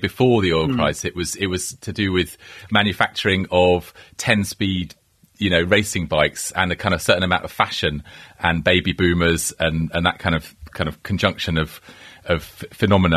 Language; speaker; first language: English; native; English